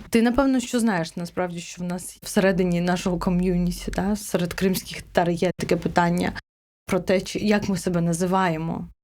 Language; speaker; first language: Ukrainian; non-native, local second language; Crimean Tatar